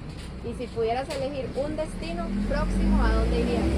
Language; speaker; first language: Spanish; native; Spanish